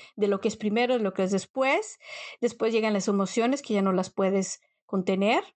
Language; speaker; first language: Spanish; native; Spanish